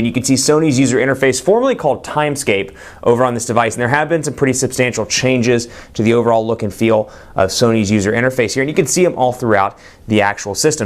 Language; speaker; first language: English; native; English